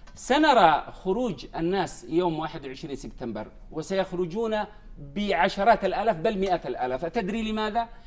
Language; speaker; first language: Arabic; native; Arabic